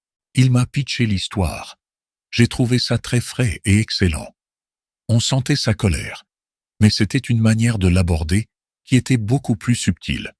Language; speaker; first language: French; native; French